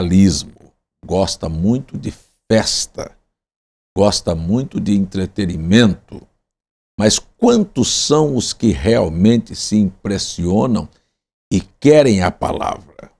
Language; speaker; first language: Portuguese; native; Portuguese